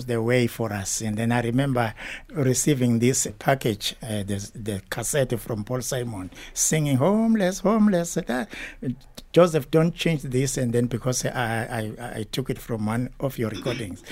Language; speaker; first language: English; non-native, local second language; Zulu